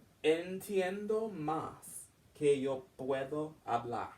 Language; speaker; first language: Spanish; non-native, learner; English